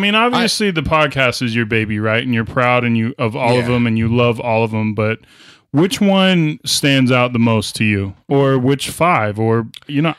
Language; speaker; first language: English; native; English